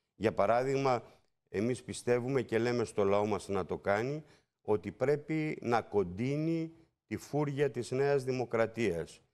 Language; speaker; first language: Greek; native; Greek